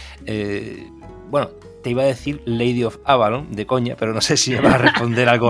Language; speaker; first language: Spanish; native; Spanish